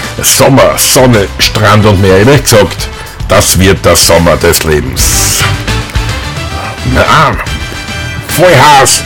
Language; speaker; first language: German; native; German